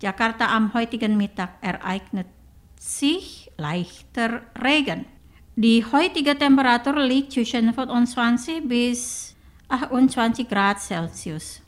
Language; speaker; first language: German; non-native, fluent; Indonesian